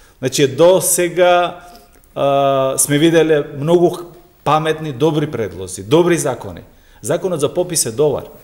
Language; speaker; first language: Macedonian; non-native, local second language; Albanian